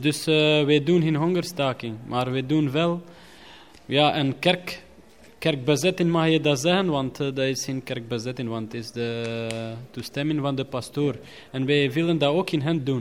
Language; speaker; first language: Dutch; non-native, learner; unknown